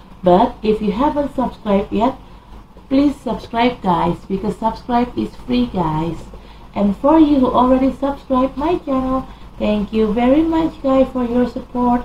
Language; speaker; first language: English; non-native, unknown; Indonesian